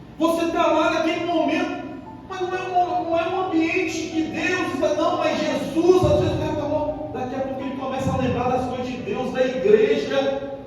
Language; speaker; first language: Portuguese; native; Portuguese